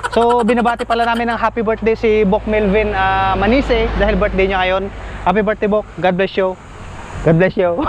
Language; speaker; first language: Filipino; native; Filipino